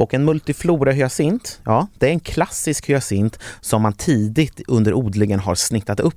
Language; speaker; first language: Swedish; native; Swedish